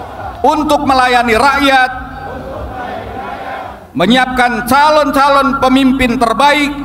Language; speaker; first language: Indonesian; native; Indonesian